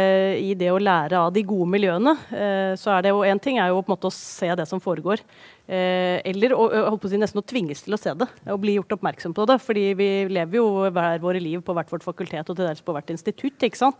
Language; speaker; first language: Norwegian; native; Norwegian